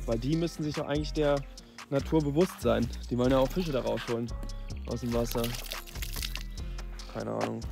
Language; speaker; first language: German; native; German